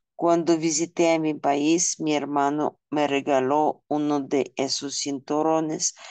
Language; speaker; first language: Spanish; non-native, fluent; Russian